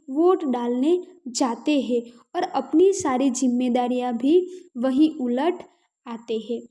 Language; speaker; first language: Hindi; non-native, local second language; Gujarati